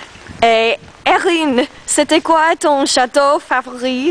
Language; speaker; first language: French; non-native, learner; English